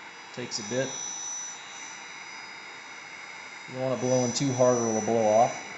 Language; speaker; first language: English; native; English